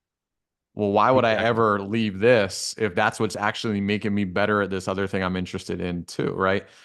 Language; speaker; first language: English; native; English